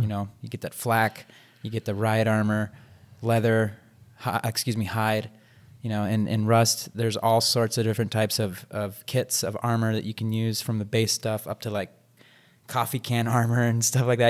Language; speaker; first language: English; native; English